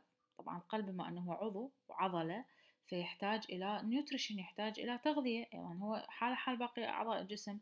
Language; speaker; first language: Arabic; native; Arabic